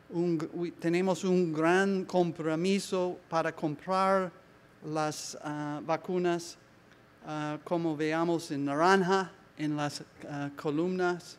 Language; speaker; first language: Spanish; non-native, learner; English